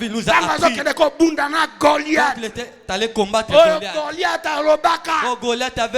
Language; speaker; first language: French; non-native, local second language; Lingala